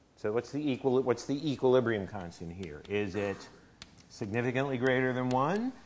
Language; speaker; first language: English; native; English